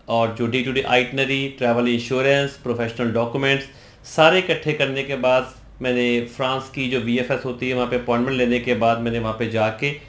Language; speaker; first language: Hindi; non-native, local second language; Punjabi